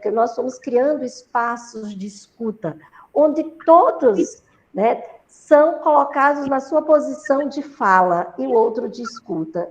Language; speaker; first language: Portuguese; native; Portuguese